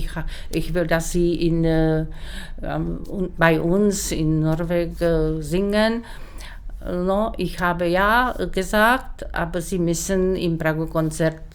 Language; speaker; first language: German; non-native, learner; Czech